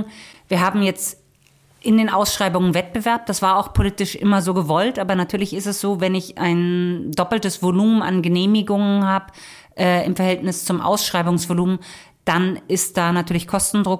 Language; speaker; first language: German; native; German